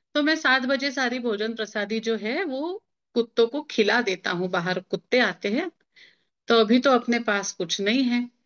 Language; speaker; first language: Hindi; non-native, local second language; Marathi